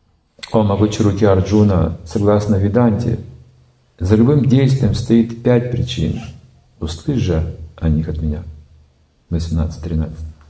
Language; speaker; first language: Russian; native; Russian